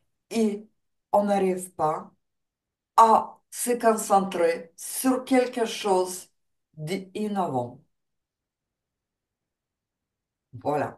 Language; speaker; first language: French; non-native, fluent; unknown